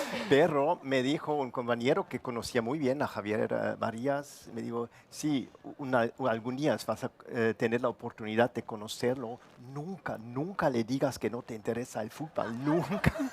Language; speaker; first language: Spanish; non-native, fluent; German